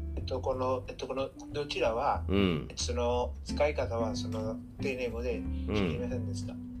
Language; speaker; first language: Japanese; non-native, learner; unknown